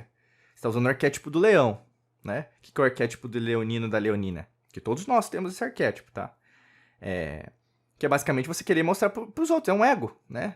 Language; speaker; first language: Portuguese; native; Portuguese